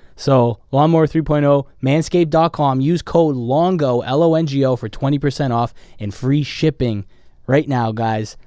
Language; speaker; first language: English; native; English